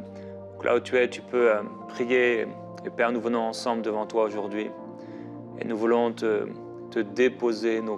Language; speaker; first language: French; native; French